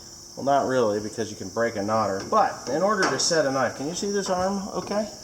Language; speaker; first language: English; native; English